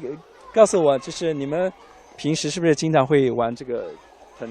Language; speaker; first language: Chinese; native; Chinese